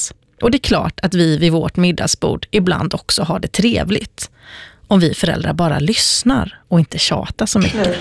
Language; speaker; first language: Swedish; native; Swedish